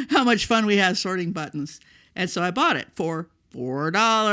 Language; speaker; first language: English; native; English